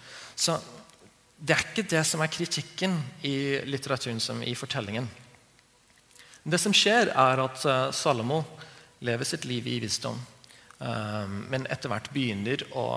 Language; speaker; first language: Norwegian; non-native, fluent; English